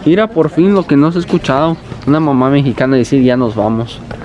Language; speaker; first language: Spanish; early bilingual, heritage; Spanish